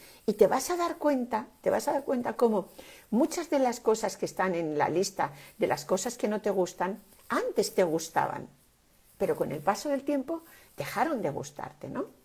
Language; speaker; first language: Spanish; native; Spanish